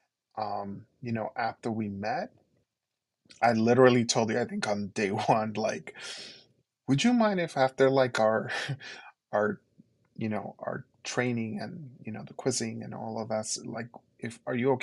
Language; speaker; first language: English; early bilingual, other home language; Spanish